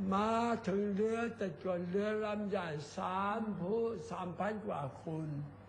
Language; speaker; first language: Thai; non-native, learner; Chinese